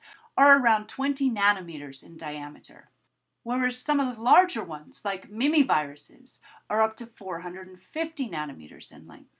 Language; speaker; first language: English; native; English